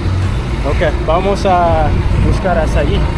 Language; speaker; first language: Spanish; non-native, learner; English